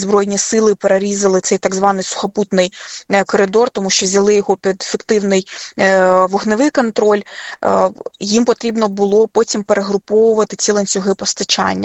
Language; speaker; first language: Ukrainian; native; Ukrainian